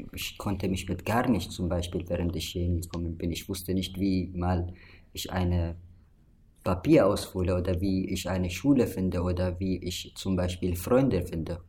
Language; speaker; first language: German; non-native, fluent; Arabic